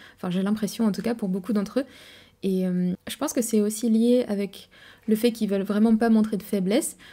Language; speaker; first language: French; native; French